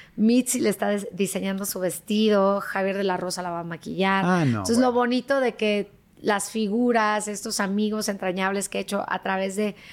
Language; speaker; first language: Spanish; native; Spanish